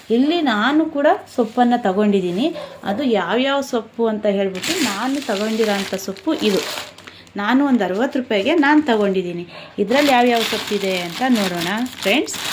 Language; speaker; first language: Kannada; non-native, local second language; Urdu